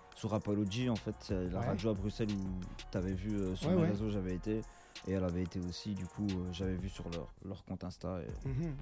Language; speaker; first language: French; native; French